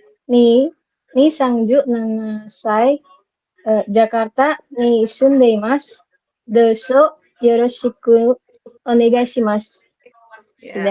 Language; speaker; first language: Japanese; non-native, learner; Indonesian